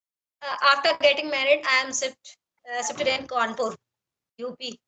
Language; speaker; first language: English; non-native, learner; Hindi